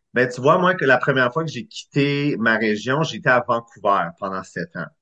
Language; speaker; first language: French; native; French